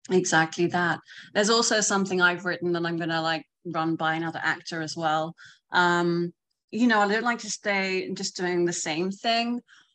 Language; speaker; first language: English; native; English